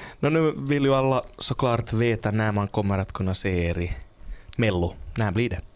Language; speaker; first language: Swedish; native; Swedish